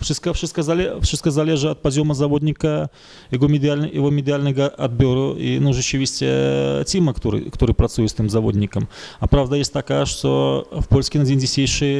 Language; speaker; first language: Polish; non-native, fluent; Russian